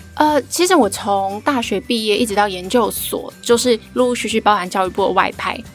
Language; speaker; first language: Chinese; native; Chinese